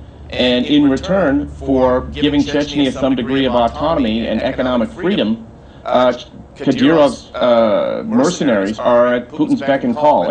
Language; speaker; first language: English; native; English